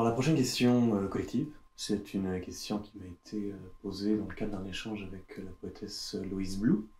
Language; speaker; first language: French; native; French